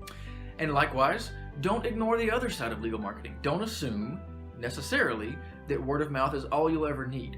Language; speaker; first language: English; native; English